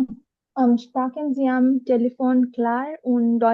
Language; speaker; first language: German; non-native, learner; Bangla